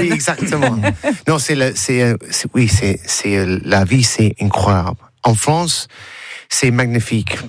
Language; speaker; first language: French; non-native, learner; English